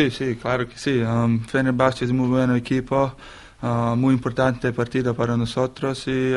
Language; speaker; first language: Spanish; non-native, learner; Slovenian